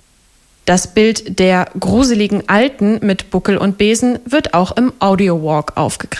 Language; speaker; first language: German; native; German